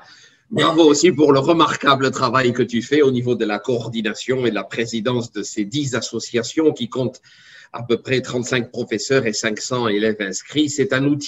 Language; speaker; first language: French; native; French